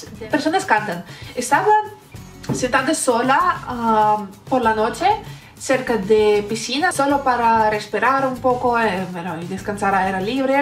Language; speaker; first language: Spanish; non-native, fluent; Russian